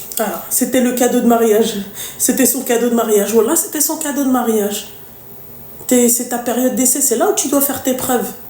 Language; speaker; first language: French; native; French